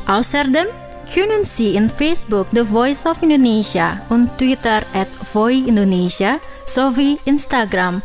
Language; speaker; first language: German; non-native, fluent; Indonesian